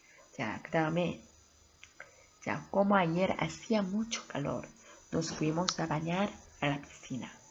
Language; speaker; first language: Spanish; non-native, fluent; Korean